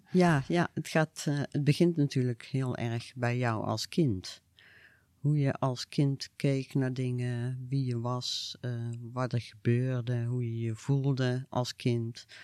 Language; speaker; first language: Dutch; native; Dutch